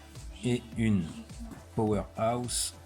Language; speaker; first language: French; native; French